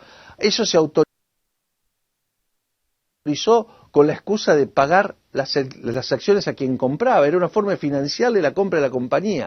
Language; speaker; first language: Spanish; native; Spanish